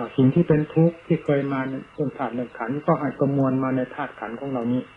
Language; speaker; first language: Thai; native; Thai